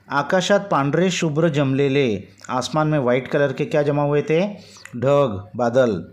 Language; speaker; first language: Hindi; non-native, local second language; Marathi